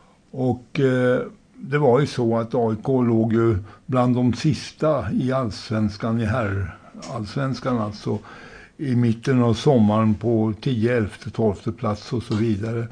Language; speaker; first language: Swedish; native; Swedish